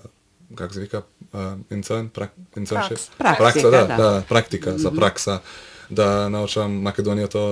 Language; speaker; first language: Macedonian; early bilingual, heritage; Macedonian